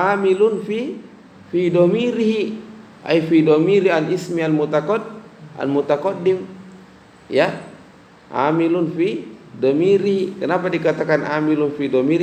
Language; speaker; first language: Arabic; non-native, fluent; Indonesian